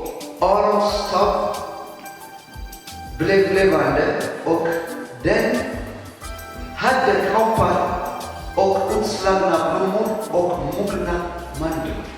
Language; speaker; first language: Swedish; non-native, fluent; Tigrinya